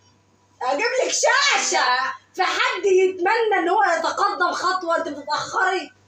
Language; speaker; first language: Arabic; native; Arabic